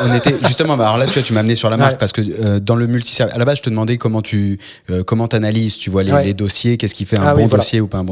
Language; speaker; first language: French; native; French